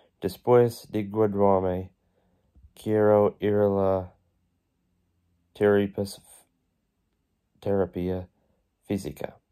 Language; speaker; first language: Spanish; non-native, learner; English